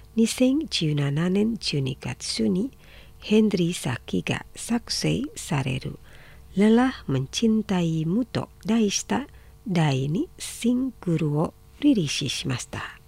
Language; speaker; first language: Japanese; non-native, fluent; Indonesian